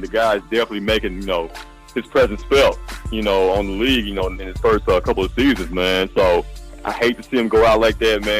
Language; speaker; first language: English; native; English